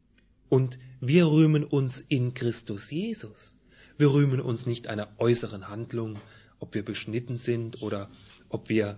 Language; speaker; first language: German; native; German